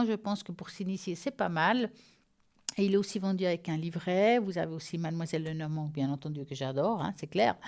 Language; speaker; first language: French; native; French